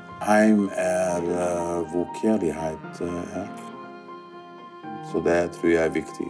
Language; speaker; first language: Norwegian; non-native, fluent; Dutch